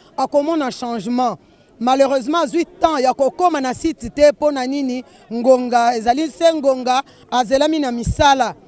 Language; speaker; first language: Lingala; non-native, local second language; Kongo